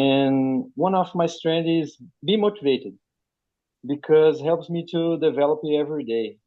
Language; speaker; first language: English; non-native, learner; Portuguese